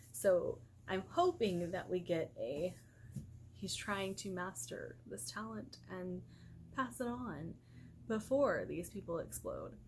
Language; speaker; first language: English; native; English